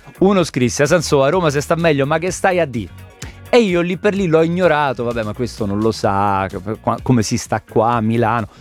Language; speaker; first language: Italian; native; Italian